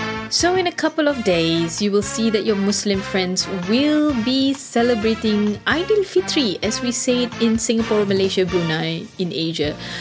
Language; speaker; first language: English; non-native, local second language; Malay